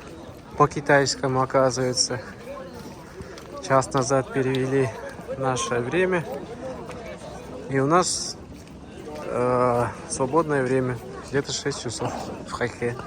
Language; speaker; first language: Russian; native; Russian